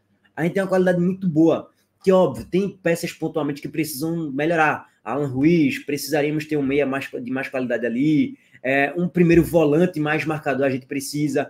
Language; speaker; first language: Portuguese; native; Portuguese